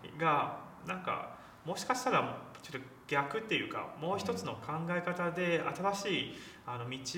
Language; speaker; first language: Japanese; non-native, fluent; Chinese